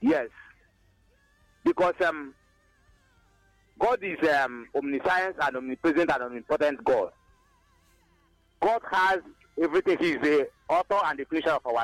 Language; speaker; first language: English; non-native, local second language; Igbo